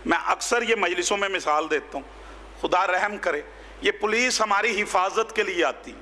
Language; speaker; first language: Urdu; non-native, local second language; Punjabi